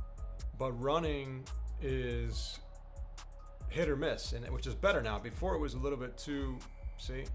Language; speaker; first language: English; native; English